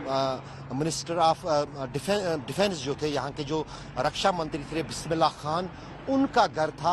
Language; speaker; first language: Hindi; native; Hindi